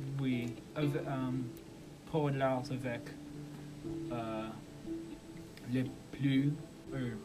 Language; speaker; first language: French; non-native, learner; English